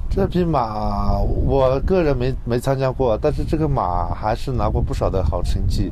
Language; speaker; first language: Chinese; non-native, local second language; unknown